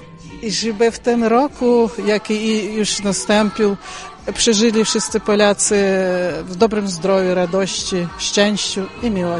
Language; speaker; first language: Polish; early bilingual, heritage; Polish